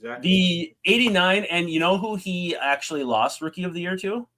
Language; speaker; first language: English; native; English